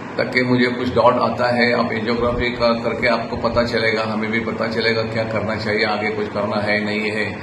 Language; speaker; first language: Urdu; non-native, local second language; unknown